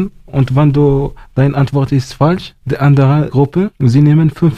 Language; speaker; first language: German; non-native, learner; Arabic